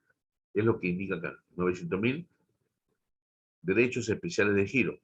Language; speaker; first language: Spanish; native; Spanish